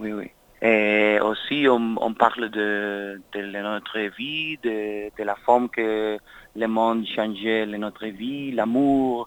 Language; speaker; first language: French; non-native, learner; Spanish